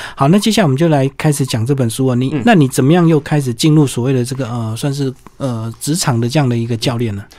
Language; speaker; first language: Chinese; native; Chinese